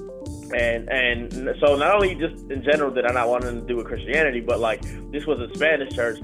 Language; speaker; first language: English; native; English